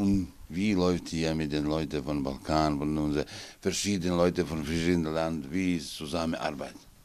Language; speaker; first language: German; non-native, learner; Bosnian